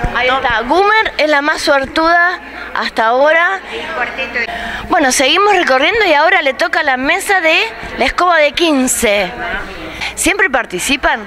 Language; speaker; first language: Spanish; native; Spanish